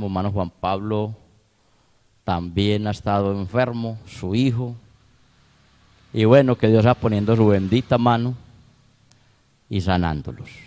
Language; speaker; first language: Spanish; native; Spanish